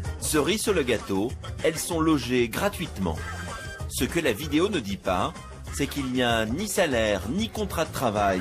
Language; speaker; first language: French; native; French